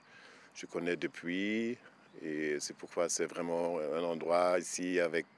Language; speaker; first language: French; non-native, fluent; German